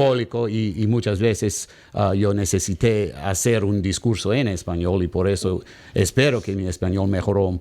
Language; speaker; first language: Spanish; non-native, learner; English